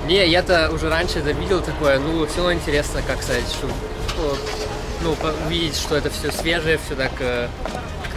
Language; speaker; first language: Russian; early bilingual, heritage; Russian